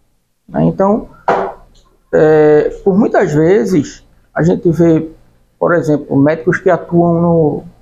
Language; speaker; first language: Portuguese; native; Portuguese